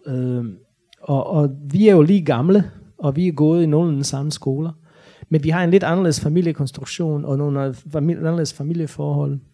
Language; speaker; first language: Danish; non-native, fluent; Bosnian